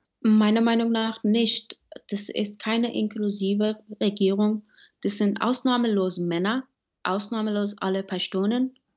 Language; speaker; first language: German; early bilingual, other home language; Persian